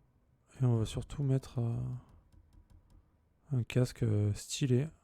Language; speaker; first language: French; native; French